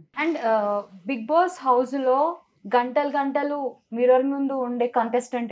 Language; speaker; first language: Telugu; native; Telugu